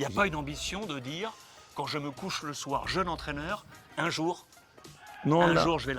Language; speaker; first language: French; native; French